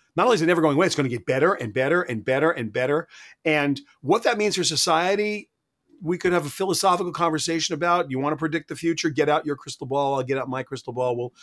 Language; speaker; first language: English; native; English